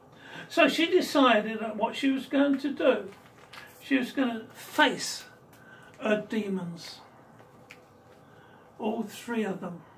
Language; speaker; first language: English; native; English